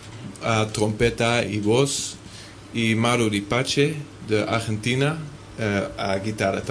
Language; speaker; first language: Spanish; non-native, learner; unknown